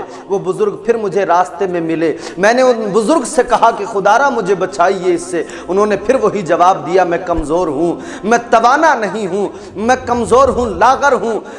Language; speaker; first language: Urdu; native; Urdu